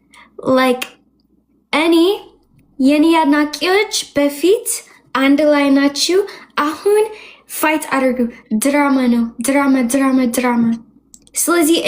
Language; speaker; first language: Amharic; early bilingual, heritage; English